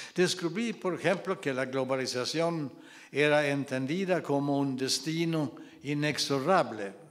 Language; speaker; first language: Spanish; non-native, fluent; Swedish